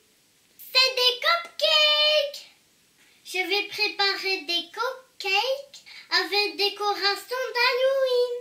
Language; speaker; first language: French; non-native, fluent; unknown